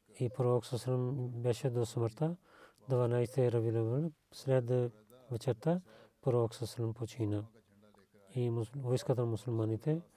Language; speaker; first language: Bulgarian; non-native, learner; Urdu